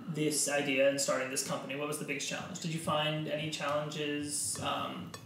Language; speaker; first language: English; native; English